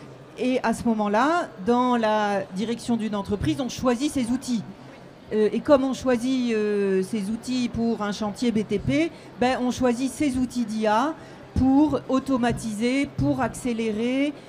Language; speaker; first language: French; native; French